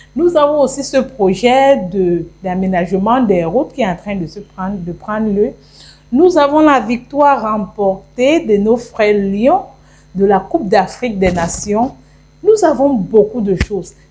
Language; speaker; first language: French; non-native, local second language; English